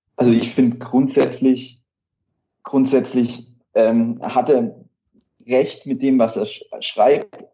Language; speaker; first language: German; native; German